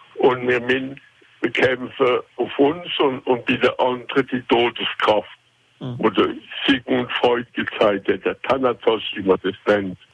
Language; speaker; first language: German; non-native, local second language; French